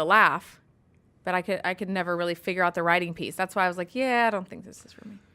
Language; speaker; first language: English; native; English